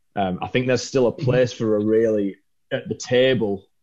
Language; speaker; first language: English; native; English